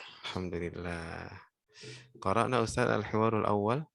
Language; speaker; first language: Arabic; non-native, fluent; Indonesian